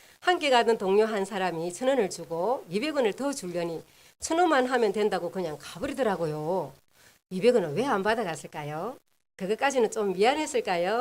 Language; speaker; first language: Korean; native; Korean